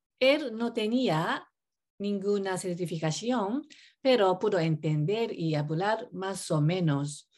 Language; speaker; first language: Spanish; non-native, learner; Japanese